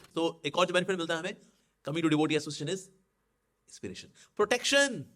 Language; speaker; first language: Hindi; native; Hindi